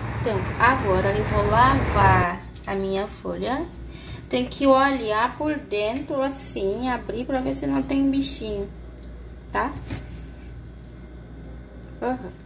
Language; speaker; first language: Portuguese; non-native, fluent; Haitian Creole